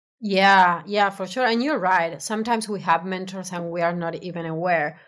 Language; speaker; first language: English; non-native, fluent; Spanish